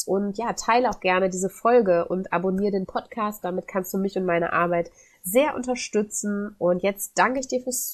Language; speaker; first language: German; native; German